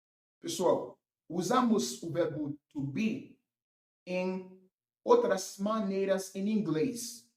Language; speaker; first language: Portuguese; non-native, fluent; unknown